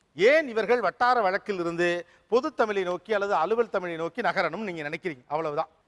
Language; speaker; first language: Tamil; native; Tamil